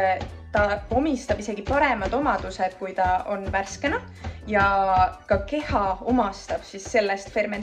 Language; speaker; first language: Estonian; native; Estonian